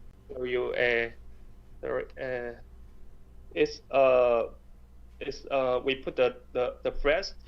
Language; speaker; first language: English; non-native, learner; Chinese